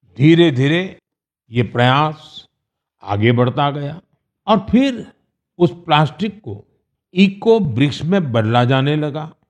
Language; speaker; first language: Hindi; non-native, local second language; Gujarati